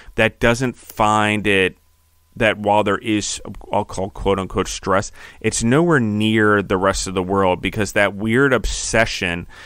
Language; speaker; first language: English; native; English